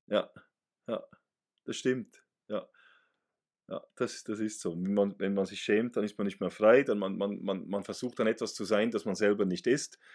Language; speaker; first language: German; native; German